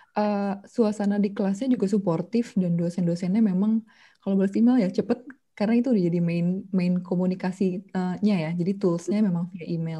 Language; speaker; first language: Indonesian; native; Indonesian